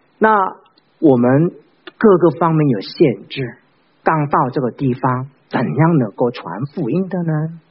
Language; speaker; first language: Chinese; non-native, fluent; Korean